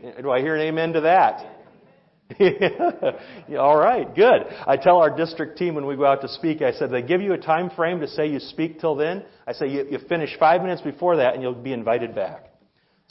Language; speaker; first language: English; native; English